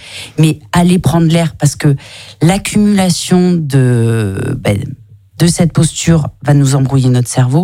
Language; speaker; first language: French; native; French